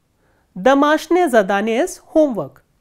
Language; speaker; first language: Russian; non-native, fluent; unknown